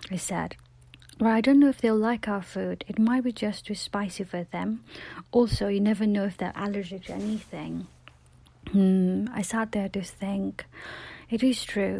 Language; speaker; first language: English; non-native, local second language; Nepali